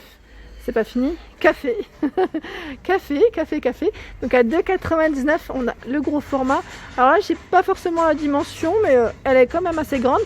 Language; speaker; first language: French; native; French